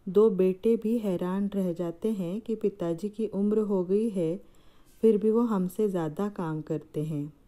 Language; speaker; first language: Hindi; non-native, local second language; Marathi